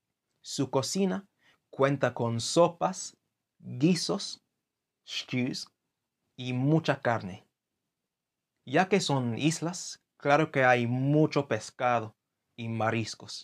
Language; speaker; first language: Spanish; non-native, fluent; English